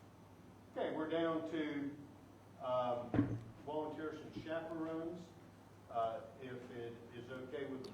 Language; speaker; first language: English; native; English